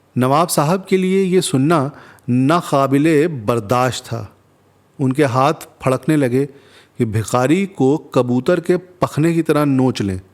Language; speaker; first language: Urdu; non-native, local second language; Hindi